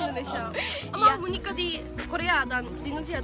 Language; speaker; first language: Indonesian; non-native, learner; Korean